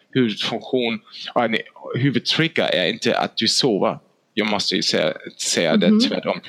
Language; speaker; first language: Swedish; non-native, fluent; German